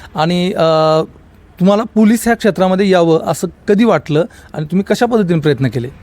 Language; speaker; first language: Marathi; native; Marathi